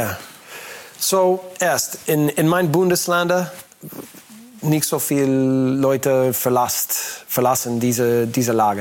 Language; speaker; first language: German; non-native, learner; English